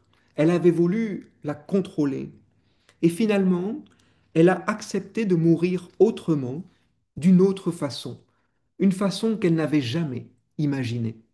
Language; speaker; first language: French; native; French